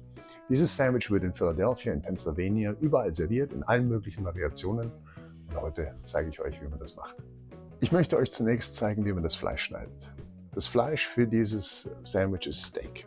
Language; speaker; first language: German; native; German